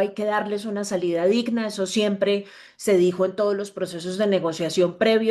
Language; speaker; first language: Spanish; native; Spanish